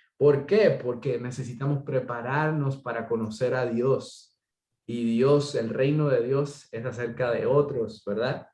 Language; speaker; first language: Spanish; native; Spanish